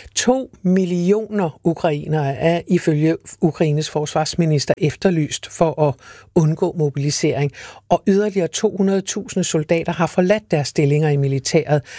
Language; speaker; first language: Danish; native; Danish